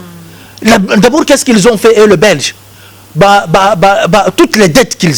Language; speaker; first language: French; non-native, local second language; Lingala